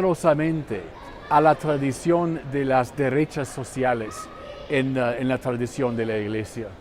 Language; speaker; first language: Spanish; non-native, fluent; English